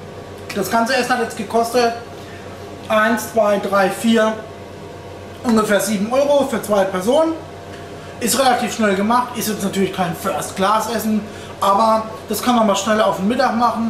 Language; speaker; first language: German; native; German